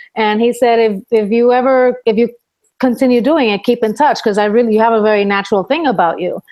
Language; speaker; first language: English; early bilingual, other home language; Spanish